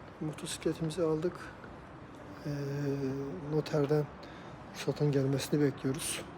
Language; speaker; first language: Turkish; native; Turkish